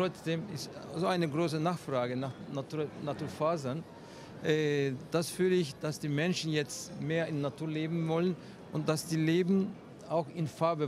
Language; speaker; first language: German; non-native, fluent; Turkish